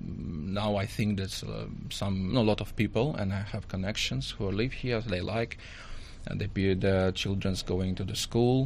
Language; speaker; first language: English; non-native, learner; Russian